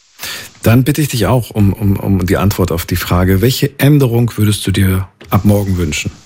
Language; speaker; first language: German; native; German